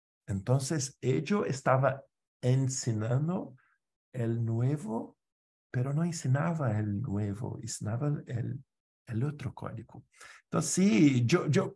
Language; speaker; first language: Spanish; non-native, fluent; Portuguese